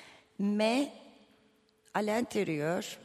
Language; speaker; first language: French; non-native, fluent; Turkish